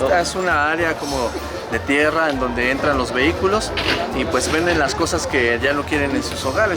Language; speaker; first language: Spanish; native; Spanish